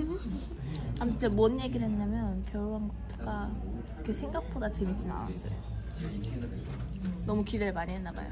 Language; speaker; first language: Korean; early bilingual, heritage; Korean